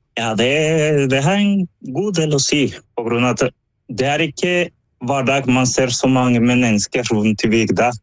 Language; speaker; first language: Norwegian; non-native, fluent; Spanish